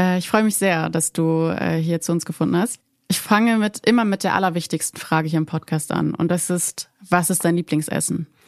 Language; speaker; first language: German; native; German